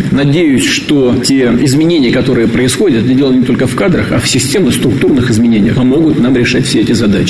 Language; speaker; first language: Russian; native; Russian